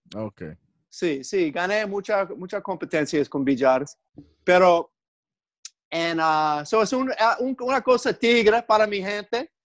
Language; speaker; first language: Spanish; non-native, learner; English